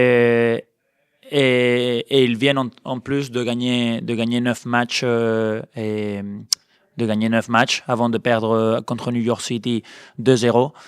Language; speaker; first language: French; non-native, fluent; Spanish